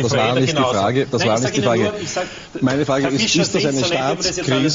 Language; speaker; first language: German; native; German